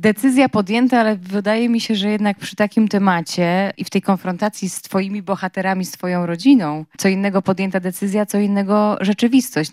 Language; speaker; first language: Polish; native; Polish